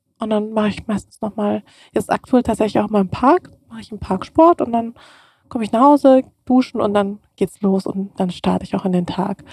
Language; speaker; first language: German; early bilingual, other home language; Russian